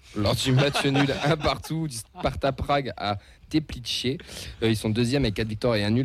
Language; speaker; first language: French; native; French